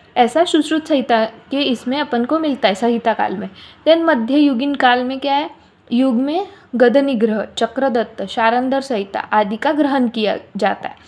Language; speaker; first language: Hindi; non-native, local second language; Marathi